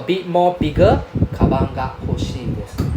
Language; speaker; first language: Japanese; non-native, fluent; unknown